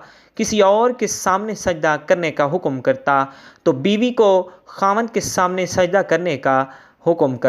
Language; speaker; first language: Urdu; native; Urdu